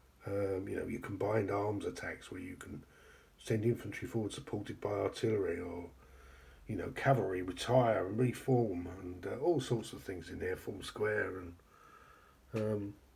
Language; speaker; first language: English; native; English